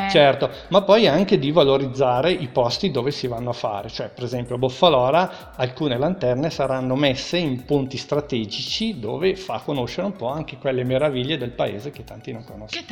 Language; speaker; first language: Italian; native; Italian